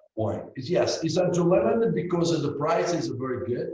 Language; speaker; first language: English; non-native, learner; Italian